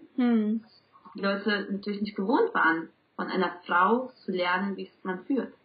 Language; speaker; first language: German; non-native, fluent; Spanish